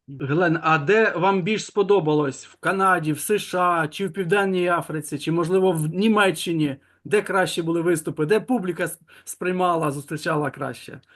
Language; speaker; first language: Ukrainian; native; Ukrainian